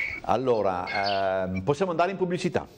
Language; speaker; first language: Italian; native; Italian